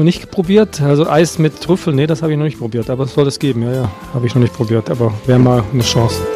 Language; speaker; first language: German; early bilingual, other home language; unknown